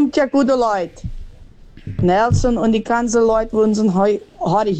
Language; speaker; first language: German; early bilingual, heritage; German